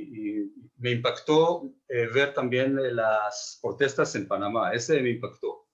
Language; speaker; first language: Spanish; non-native, fluent; Hebrew